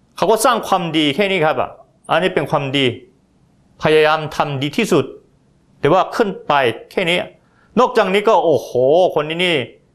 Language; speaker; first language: Thai; non-native, fluent; Korean